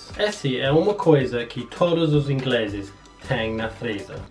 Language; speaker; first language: Portuguese; non-native, learner; English